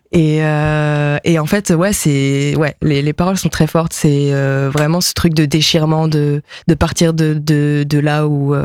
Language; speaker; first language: French; early bilingual, other home language; Japanese